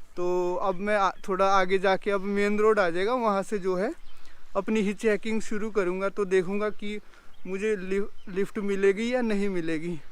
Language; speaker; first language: Hindi; native; Hindi